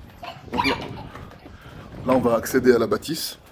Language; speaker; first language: French; non-native, local second language; Arabic